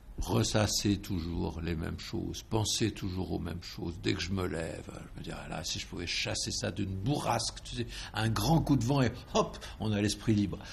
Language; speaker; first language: French; native; French